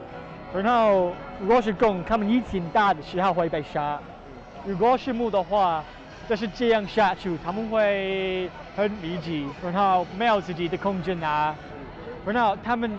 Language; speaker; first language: Chinese; non-native, learner; English